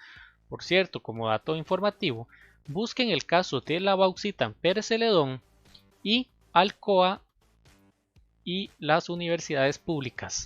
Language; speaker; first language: Spanish; native; Spanish